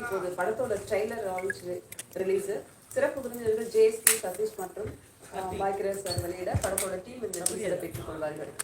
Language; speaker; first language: Tamil; native; Tamil